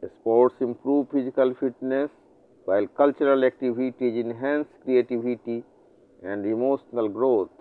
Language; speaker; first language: English; non-native, local second language; Hindi